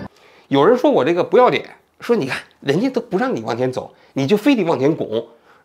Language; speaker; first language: Chinese; native; Chinese